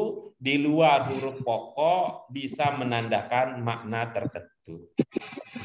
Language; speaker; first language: Indonesian; native; Indonesian